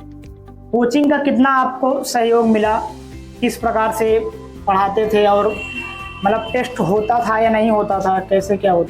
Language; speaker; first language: Hindi; native; Hindi